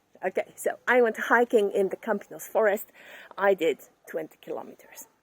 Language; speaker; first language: English; non-native, fluent; Polish